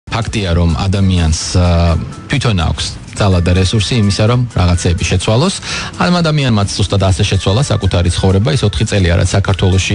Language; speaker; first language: Georgian; native; Georgian